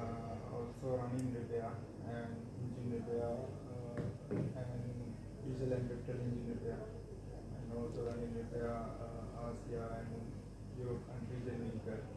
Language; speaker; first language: English; non-native, learner; Sinhala